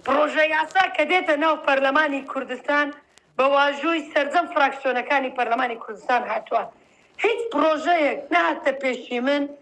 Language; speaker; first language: Central Kurdish; non-native, local second language; Turkish